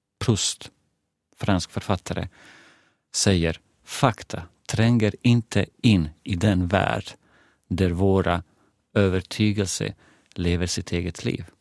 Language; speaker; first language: Swedish; non-native, fluent; Bosnian